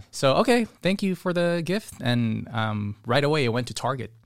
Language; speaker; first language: English; non-native, local second language; Pampanga